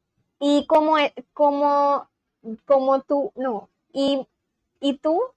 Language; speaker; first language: Spanish; non-native, learner; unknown